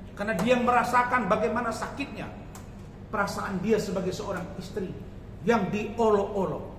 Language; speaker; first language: Indonesian; native; Indonesian